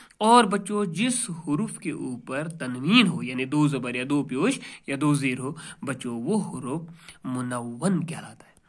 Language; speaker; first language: Urdu; non-native, local second language; Kashmiri